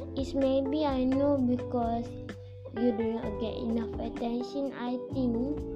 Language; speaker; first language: English; non-native, local second language; Malay